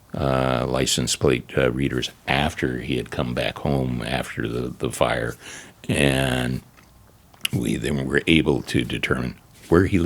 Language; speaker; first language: English; native; English